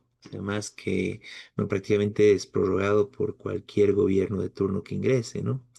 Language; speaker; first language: Spanish; native; Spanish